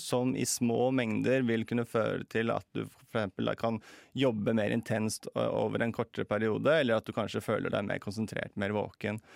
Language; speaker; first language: Norwegian; native; Norwegian